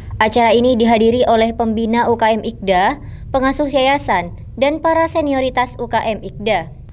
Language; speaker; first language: Indonesian; native; Indonesian